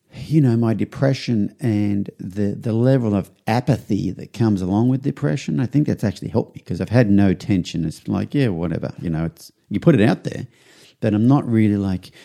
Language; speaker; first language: English; native; English